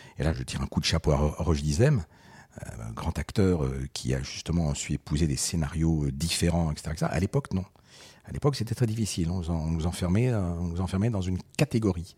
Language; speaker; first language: French; early bilingual, other home language; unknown